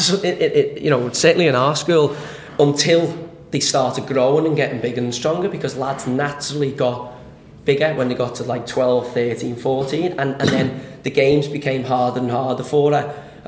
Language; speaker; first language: English; native; English